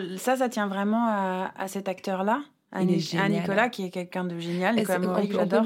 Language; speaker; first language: French; native; French